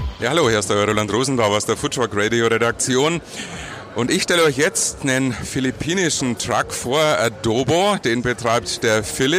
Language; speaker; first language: German; native; German